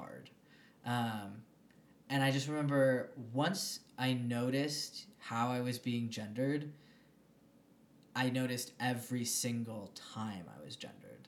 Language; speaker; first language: English; native; English